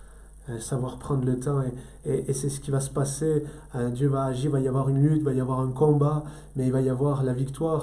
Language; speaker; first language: French; native; French